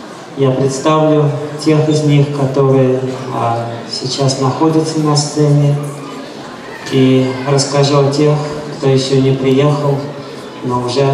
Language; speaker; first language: Russian; native; Russian